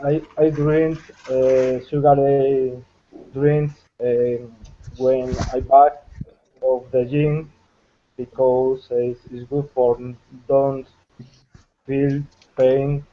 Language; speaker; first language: English; non-native, learner; Spanish